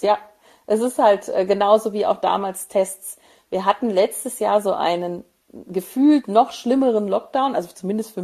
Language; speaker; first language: German; native; German